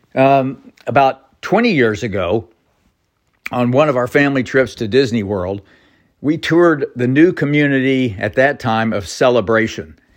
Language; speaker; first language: English; native; English